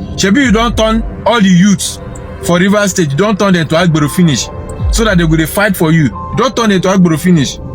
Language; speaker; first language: Nigerian Pidgin; non-native, local second language; Igbo